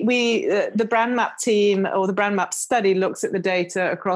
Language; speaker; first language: English; native; English